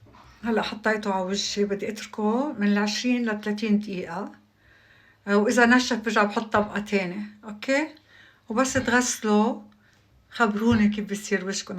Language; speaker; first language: Arabic; native; Arabic